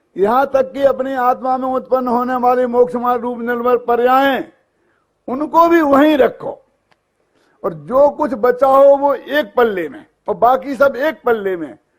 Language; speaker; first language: Hindi; native; Hindi